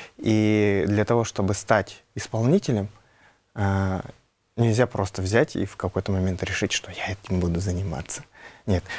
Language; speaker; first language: Russian; non-native, local second language; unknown